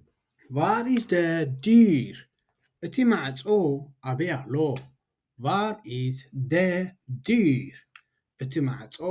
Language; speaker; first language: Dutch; non-native, fluent; Tigrinya